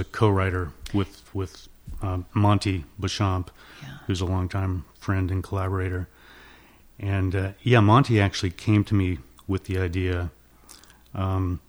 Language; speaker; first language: English; native; English